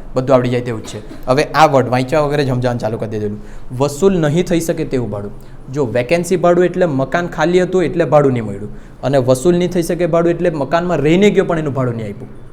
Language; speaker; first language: Gujarati; non-native, local second language; Hindi